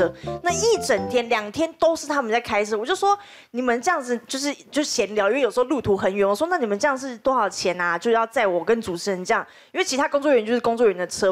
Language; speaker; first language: Chinese; native; Chinese